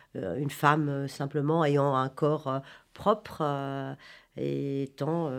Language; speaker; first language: French; non-native, local second language; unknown